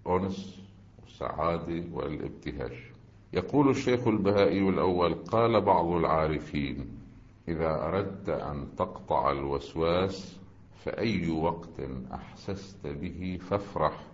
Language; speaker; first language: Arabic; native; Arabic